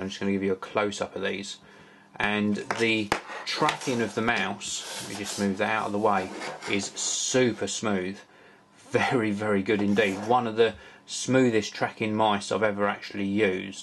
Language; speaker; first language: English; native; English